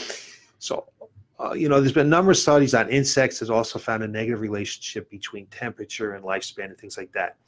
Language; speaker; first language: English; native; English